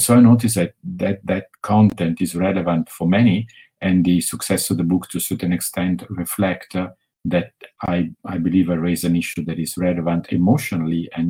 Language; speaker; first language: English; non-native, fluent; Italian